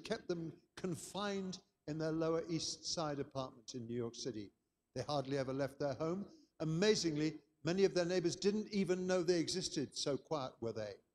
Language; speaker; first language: English; native; English